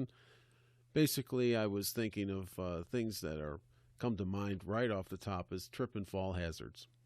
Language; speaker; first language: English; native; English